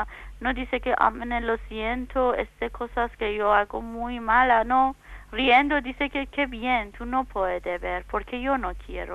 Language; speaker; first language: Spanish; non-native, learner; Persian